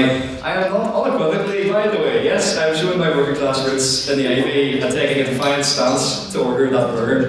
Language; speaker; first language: English; native; English